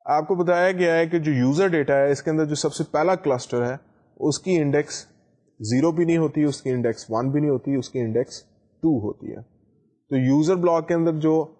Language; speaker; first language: Urdu; native; Urdu